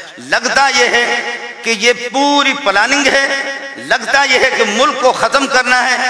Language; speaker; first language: Urdu; non-native, local second language; Baluchi